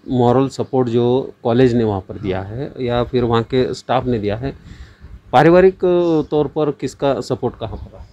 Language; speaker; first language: Hindi; non-native, local second language; Marathi